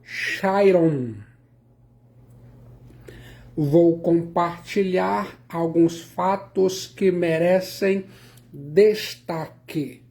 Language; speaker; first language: Portuguese; native; Portuguese